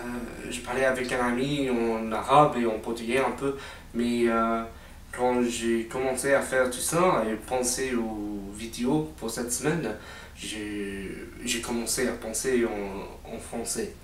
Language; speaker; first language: French; non-native, fluent; English